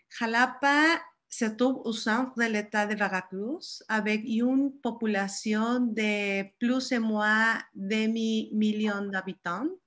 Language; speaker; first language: French; non-native, learner; Spanish